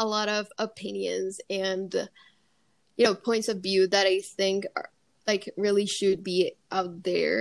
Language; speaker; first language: English; non-native, fluent; Spanish